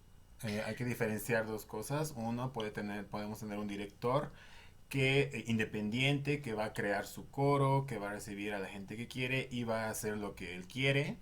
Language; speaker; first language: Spanish; non-native, local second language; French